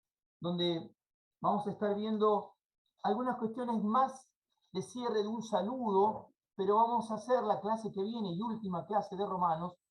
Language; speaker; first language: Spanish; native; Spanish